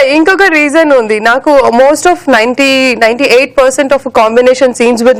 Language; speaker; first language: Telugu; non-native, learner; Kannada